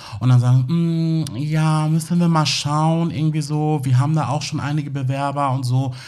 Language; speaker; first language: German; native; German